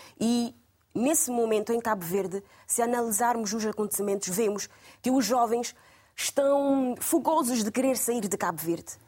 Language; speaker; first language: Portuguese; non-native, local second language; Kabuverdianu